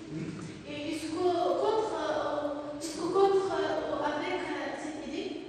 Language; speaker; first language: French; non-native, learner; Arabic